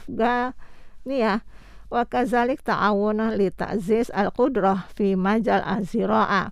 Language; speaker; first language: Arabic; non-native, fluent; Indonesian